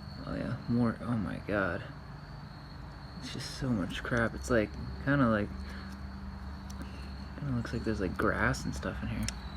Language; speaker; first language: English; native; English